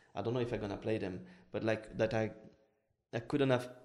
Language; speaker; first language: English; non-native, fluent; French